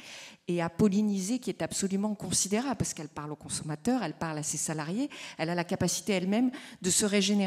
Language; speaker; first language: French; native; French